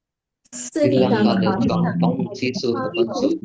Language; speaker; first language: Chinese; non-native, learner; Sinhala